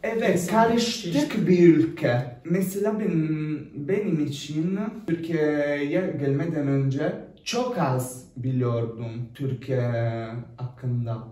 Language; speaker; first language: Turkish; non-native, learner; Italian